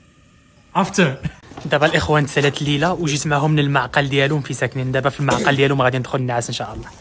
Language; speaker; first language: Arabic; native; Arabic